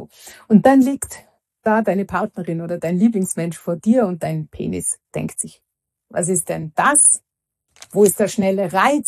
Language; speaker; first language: German; native; German